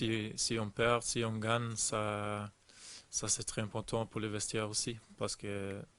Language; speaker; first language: French; non-native, fluent; German